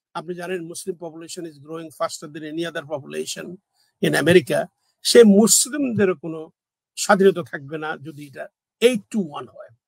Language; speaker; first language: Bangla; native; Bangla